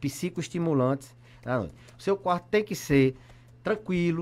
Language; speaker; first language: Portuguese; native; Portuguese